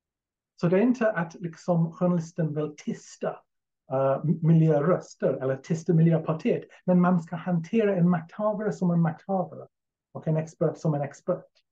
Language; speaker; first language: Swedish; non-native, fluent; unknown